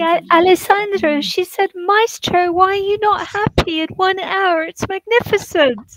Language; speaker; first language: English; native; English